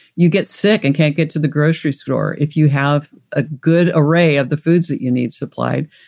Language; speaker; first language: English; native; English